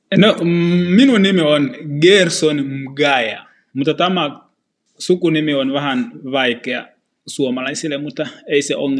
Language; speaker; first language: Finnish; non-native, fluent; Swahili